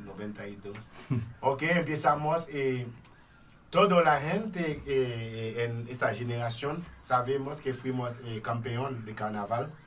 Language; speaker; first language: Spanish; non-native, fluent; Haitian Creole